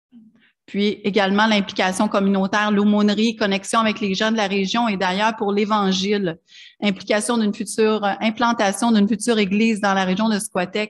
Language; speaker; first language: French; native; French